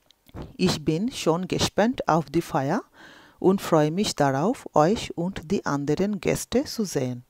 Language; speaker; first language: German; non-native, local second language; Bangla